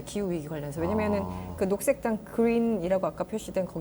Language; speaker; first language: Korean; native; Korean